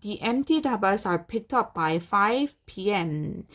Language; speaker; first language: English; non-native, fluent; Korean